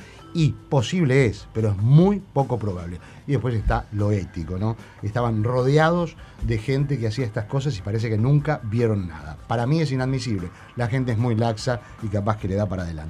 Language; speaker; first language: Spanish; native; Spanish